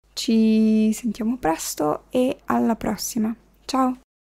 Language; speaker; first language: Italian; non-native, fluent; Arabic